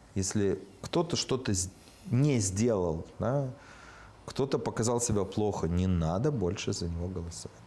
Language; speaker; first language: Russian; native; Russian